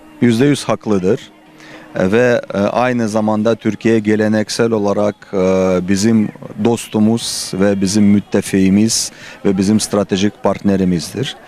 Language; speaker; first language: Turkish; non-native, fluent; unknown